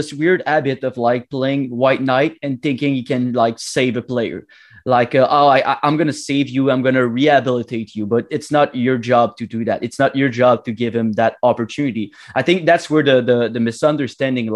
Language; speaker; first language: English; non-native, fluent; French